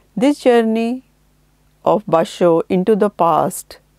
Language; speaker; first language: English; non-native, local second language; Hindi